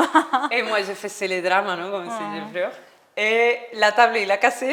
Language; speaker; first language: French; non-native, learner; Spanish